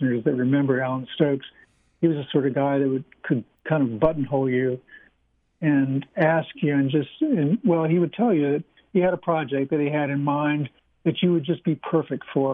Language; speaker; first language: English; native; English